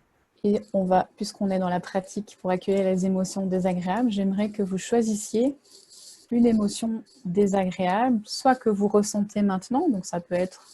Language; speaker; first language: French; native; French